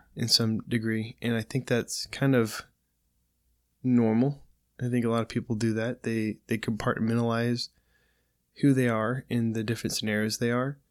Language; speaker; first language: English; native; English